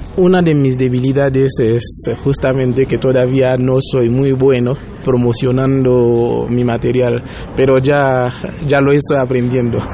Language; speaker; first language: Spanish; non-native, fluent; Haitian Creole